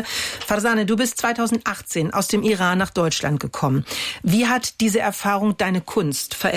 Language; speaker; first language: German; native; German